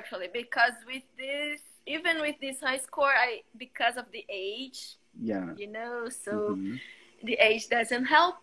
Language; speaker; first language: English; non-native, fluent; Portuguese